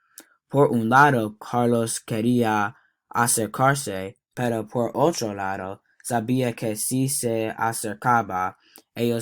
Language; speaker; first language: Spanish; non-native, learner; English